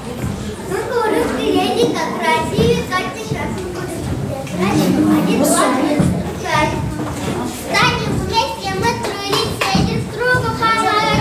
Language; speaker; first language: Russian; non-native, learner; Kyrgyz